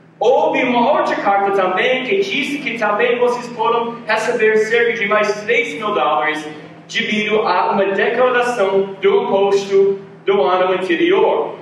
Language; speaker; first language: Portuguese; non-native, fluent; English